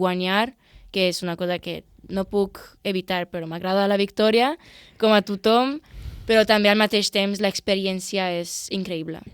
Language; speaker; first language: Catalan; non-native, local second language; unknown